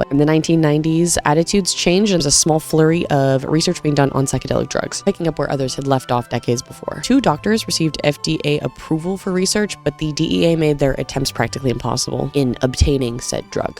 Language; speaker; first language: English; native; English